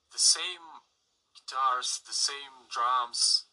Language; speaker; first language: English; non-native, learner; Russian